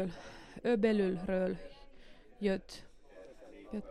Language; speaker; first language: Hungarian; non-native, learner; Finnish